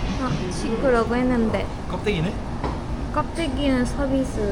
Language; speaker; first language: Korean; non-native, learner; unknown